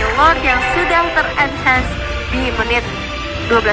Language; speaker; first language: Indonesian; native; Indonesian